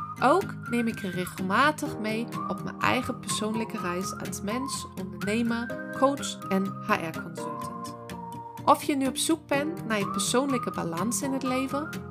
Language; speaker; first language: Dutch; non-native, fluent; German